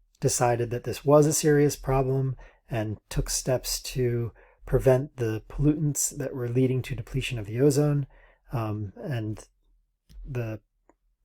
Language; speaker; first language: English; native; English